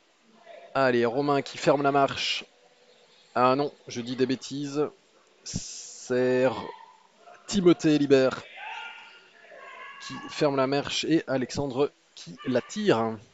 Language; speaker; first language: French; native; French